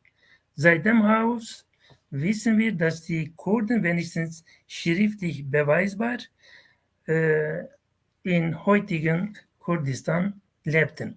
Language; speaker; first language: German; non-native, fluent; Kurdish